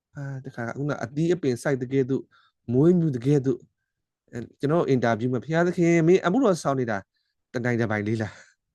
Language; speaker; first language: Burmese; non-native, local second language; S'gaw Karen